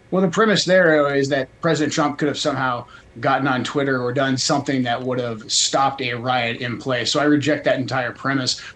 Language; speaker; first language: English; native; English